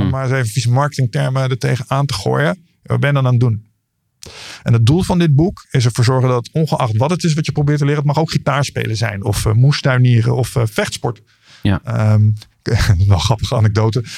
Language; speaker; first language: Dutch; native; Dutch